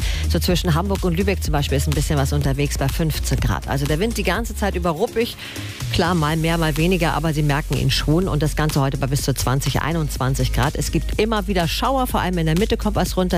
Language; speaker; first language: German; native; German